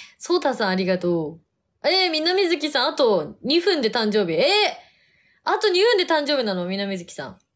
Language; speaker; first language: Japanese; native; Japanese